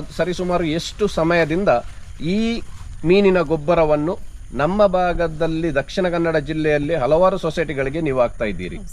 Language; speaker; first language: Kannada; native; Kannada